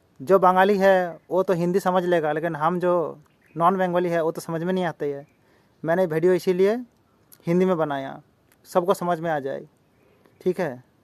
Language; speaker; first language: Hindi; non-native, local second language; Bangla